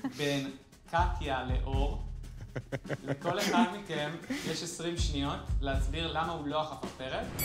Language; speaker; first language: Hebrew; native; Hebrew